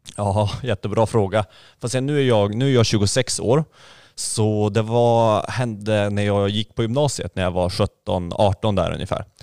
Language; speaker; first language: Swedish; native; Swedish